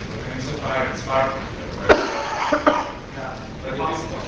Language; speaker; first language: English; non-native, fluent; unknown